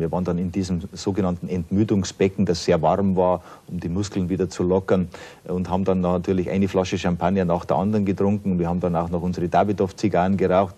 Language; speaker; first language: German; native; German